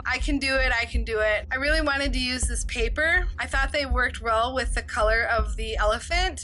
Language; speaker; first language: English; native; English